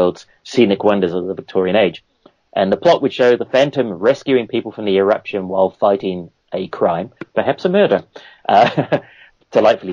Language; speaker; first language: English; native; English